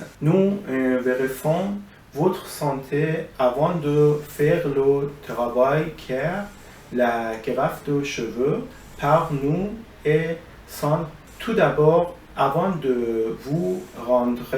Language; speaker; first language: French; non-native, learner; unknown